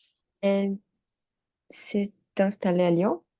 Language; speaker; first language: French; non-native, learner; Portuguese